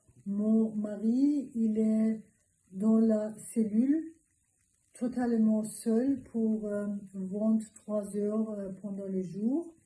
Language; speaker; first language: French; non-native, learner; Turkish